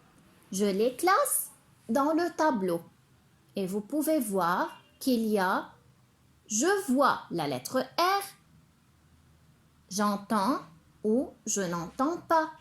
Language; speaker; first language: French; non-native, local second language; Arabic